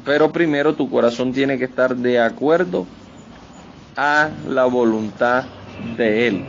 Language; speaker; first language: Spanish; native; Spanish